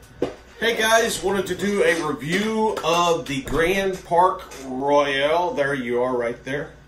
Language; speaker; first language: English; native; English